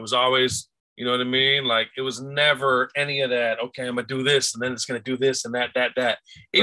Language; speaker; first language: English; native; English